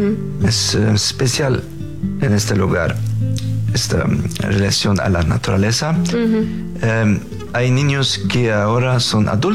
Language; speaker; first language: Spanish; non-native, fluent; Faroese